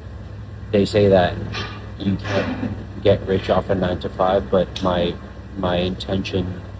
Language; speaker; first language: English; native; English